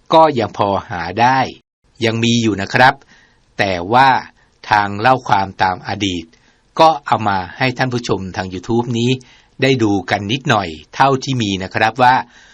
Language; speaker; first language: Thai; native; Thai